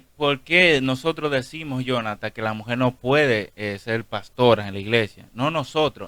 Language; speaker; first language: Spanish; native; Spanish